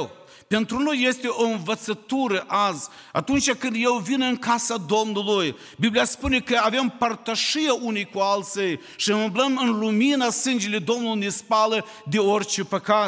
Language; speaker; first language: Romanian; non-native, local second language; Ukrainian